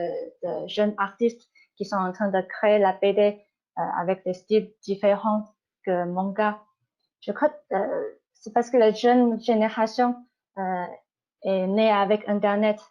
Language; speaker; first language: French; non-native, fluent; Chinese